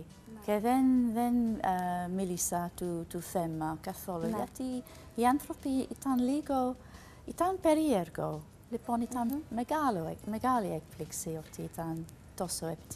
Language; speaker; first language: Greek; non-native, learner; English